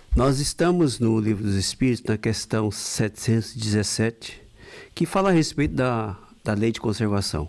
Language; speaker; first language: Portuguese; native; Portuguese